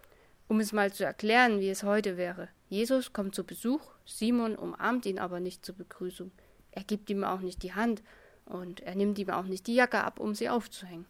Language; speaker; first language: German; native; German